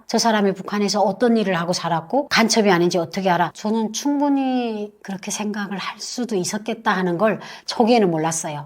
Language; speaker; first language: Korean; native; Korean